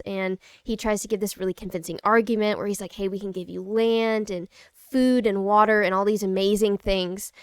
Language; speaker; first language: English; native; English